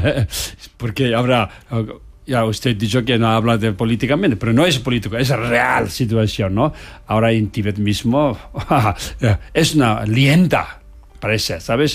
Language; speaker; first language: Spanish; non-native, learner; Tibetan